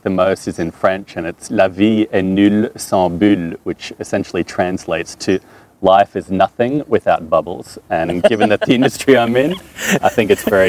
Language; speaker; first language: English; non-native, fluent; French